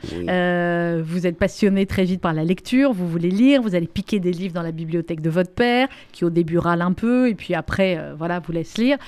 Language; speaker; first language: French; native; French